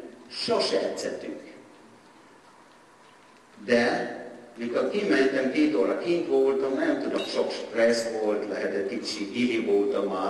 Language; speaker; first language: Hungarian; non-native, learner; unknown